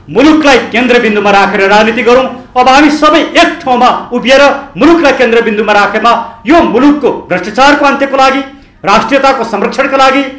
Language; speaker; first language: Nepali; native; Nepali